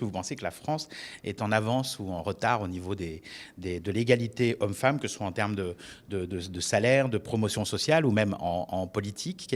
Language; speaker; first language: French; native; French